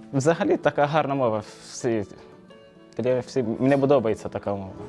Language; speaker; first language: Ukrainian; non-native, learner; Arabic